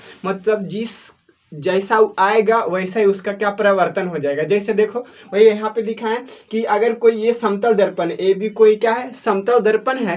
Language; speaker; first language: Hindi; native; Hindi